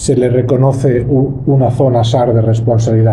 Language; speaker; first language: Spanish; native; Spanish